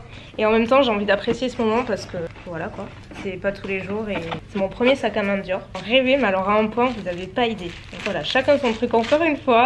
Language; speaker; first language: French; native; French